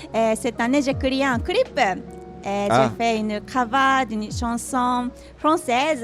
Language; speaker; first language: French; non-native, learner; Japanese